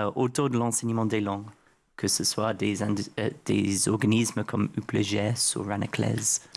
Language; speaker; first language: French; non-native, fluent; English